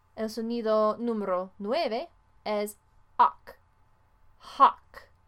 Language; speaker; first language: Spanish; non-native, fluent; English